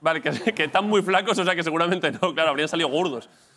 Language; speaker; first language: Spanish; native; Spanish